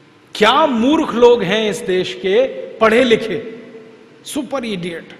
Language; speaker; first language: Hindi; native; Hindi